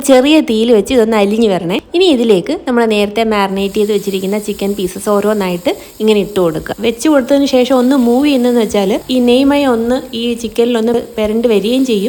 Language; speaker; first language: Malayalam; native; Malayalam